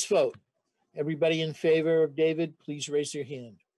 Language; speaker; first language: English; native; English